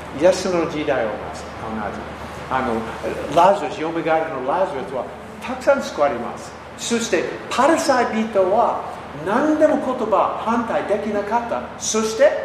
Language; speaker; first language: Japanese; non-native, learner; English